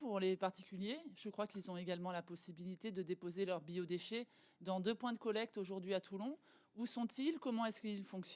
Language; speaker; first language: French; native; French